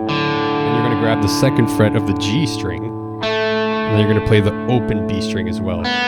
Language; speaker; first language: English; native; English